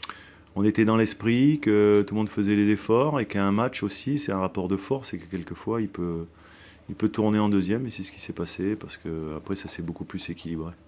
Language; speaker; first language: French; native; French